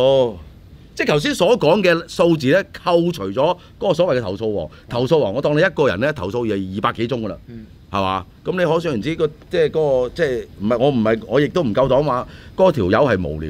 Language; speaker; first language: Cantonese; native; Cantonese